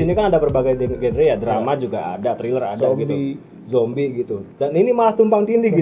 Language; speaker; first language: Indonesian; native; Indonesian